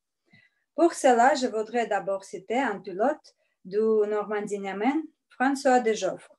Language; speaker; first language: French; non-native, learner; Russian